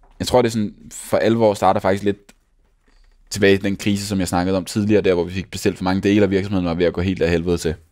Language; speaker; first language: Danish; native; Danish